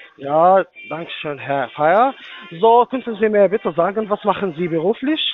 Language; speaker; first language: German; non-native, learner; Arabic